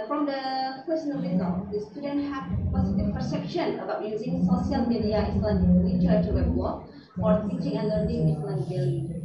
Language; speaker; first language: English; non-native, learner; Indonesian